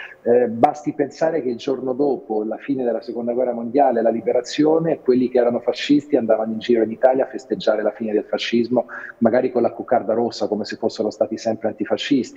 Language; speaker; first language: Italian; native; Italian